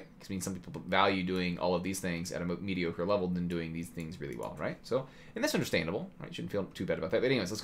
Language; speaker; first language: English; native; English